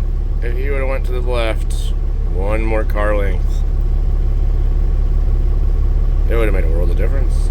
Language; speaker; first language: English; native; English